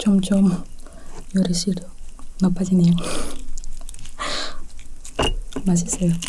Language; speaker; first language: Korean; non-native, learner; Indonesian